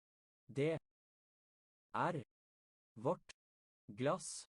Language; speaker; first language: Norwegian; non-native, learner; English